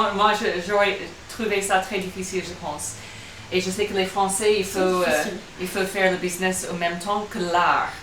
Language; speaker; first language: French; non-native, fluent; English